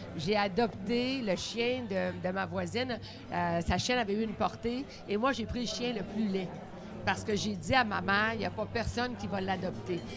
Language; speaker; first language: French; native; French